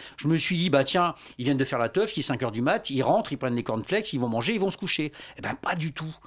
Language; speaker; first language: French; native; French